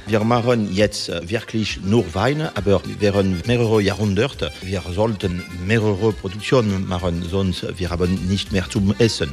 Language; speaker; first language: German; non-native, learner; French